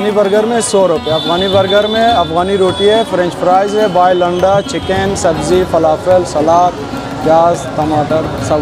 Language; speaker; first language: Hindi; non-native, learner; Persian